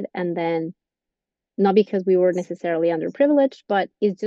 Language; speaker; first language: English; non-native, fluent; Spanish